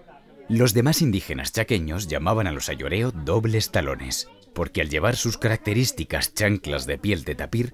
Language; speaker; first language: Spanish; native; Spanish